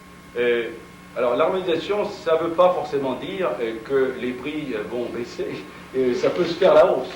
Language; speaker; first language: French; native; French